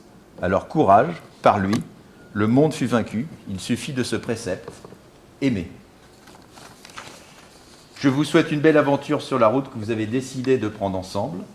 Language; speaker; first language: French; native; French